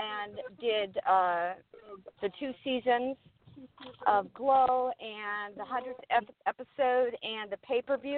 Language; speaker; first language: English; native; English